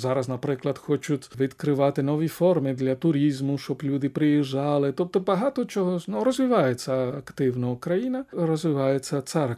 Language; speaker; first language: Ukrainian; non-native, fluent; Spanish